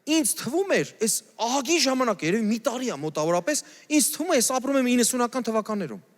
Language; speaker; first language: Armenian; native; Armenian